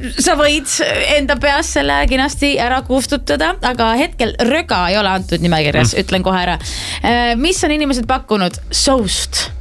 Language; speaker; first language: Estonian; native; Estonian